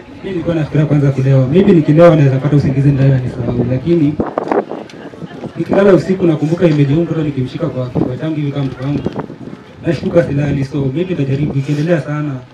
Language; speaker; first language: Swahili; non-native, local second language; Luo (Kenya and Tanzania)